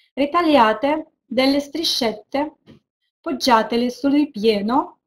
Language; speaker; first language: Italian; non-native, fluent; Russian